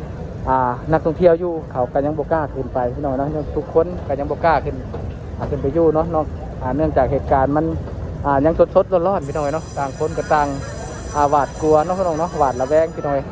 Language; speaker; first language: Thai; non-native, local second language; Lao